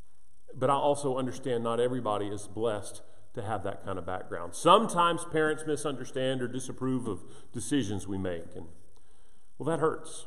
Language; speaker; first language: English; native; English